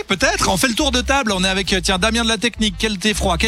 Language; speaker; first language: French; native; French